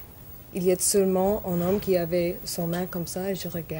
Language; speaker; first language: French; non-native, learner; English